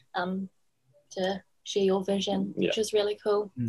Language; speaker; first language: English; native; English